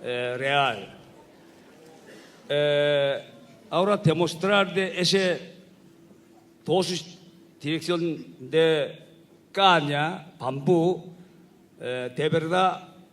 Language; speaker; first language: Spanish; non-native, learner; Korean